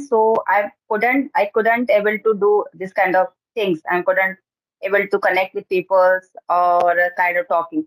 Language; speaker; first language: English; non-native, learner; Hindi